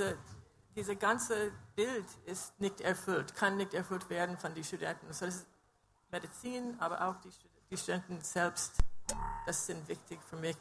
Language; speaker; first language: German; non-native, fluent; English